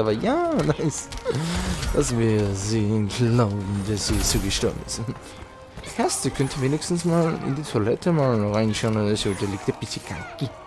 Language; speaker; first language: German; native; German